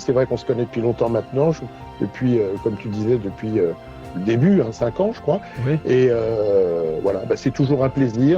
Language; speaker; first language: French; native; French